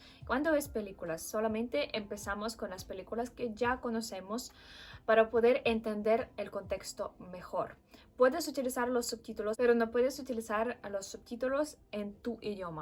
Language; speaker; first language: Spanish; non-native, fluent; Russian